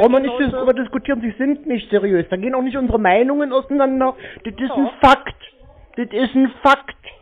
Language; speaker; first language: German; native; German